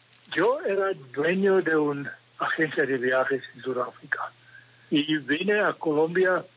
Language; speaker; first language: Spanish; non-native, fluent; English